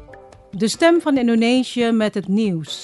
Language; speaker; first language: Dutch; non-native, fluent; Indonesian